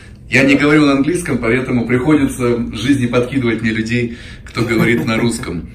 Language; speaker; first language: Russian; native; Russian